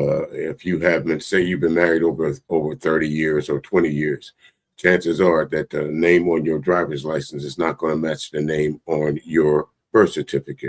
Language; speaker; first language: English; native; English